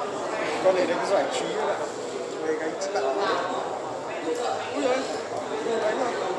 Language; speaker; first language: Vietnamese; native; Vietnamese